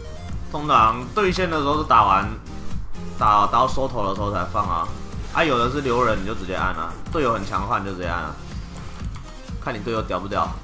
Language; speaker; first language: Chinese; native; Chinese